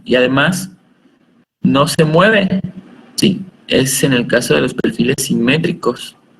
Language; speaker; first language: Spanish; native; Spanish